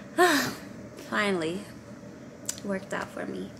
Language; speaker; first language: English; native; English